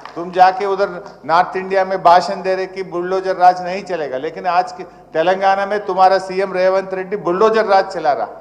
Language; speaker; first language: Hindi; non-native, local second language; Telugu